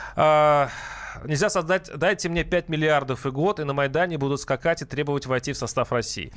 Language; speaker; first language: Russian; native; Russian